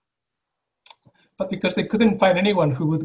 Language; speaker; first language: English; non-native, fluent; Spanish